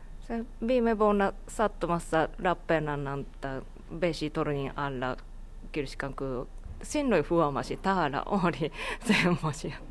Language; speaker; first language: Finnish; non-native, learner; Japanese